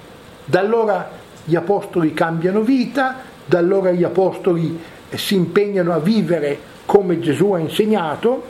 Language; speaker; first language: Italian; native; Italian